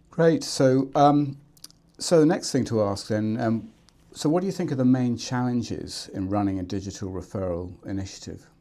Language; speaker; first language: English; native; English